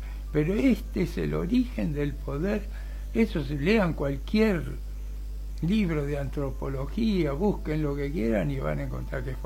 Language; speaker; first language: Spanish; native; Spanish